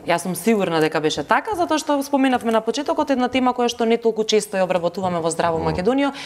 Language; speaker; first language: Macedonian; native; Macedonian